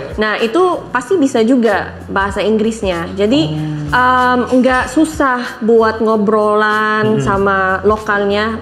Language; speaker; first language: Indonesian; non-native, learner; Filipino